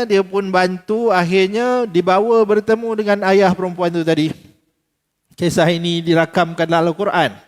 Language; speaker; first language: Malay; native; Malay